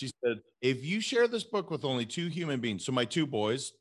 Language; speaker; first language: English; native; English